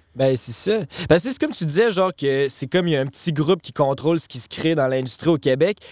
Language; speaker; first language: French; native; French